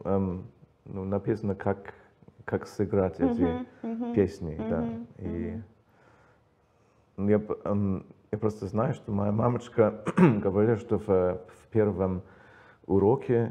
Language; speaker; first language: Russian; non-native, learner; English